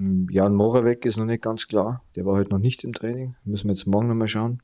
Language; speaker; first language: German; native; German